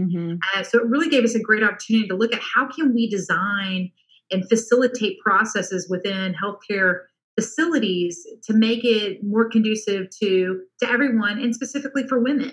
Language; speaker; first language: English; native; English